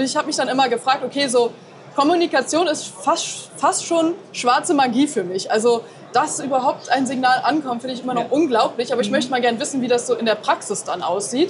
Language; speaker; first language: German; native; German